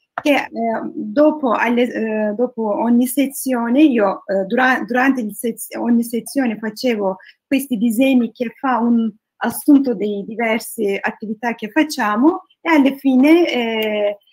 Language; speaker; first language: Italian; non-native, learner; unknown